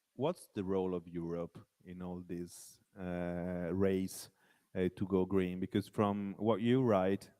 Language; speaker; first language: English; non-native, fluent; Italian